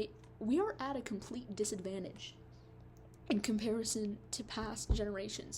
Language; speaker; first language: English; native; English